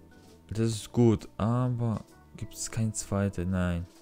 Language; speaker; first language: German; non-native, learner; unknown